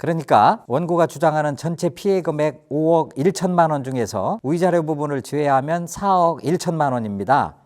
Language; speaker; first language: Korean; native; Korean